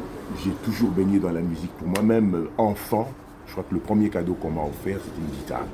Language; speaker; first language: French; non-native, local second language; Lingala